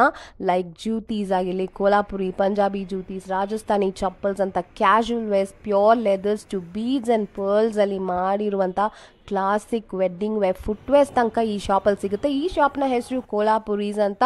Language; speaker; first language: Kannada; native; Kannada